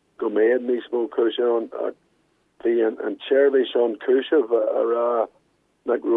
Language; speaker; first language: Irish; non-native, local second language; English